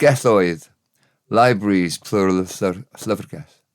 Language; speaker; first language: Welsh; non-native, learner; English